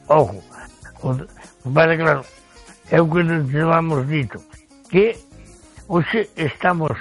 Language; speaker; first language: Spanish; native; Spanish